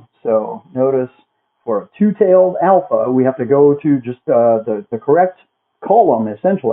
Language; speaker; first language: English; native; English